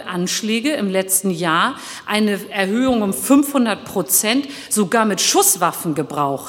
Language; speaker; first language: German; early bilingual, other home language; Turkish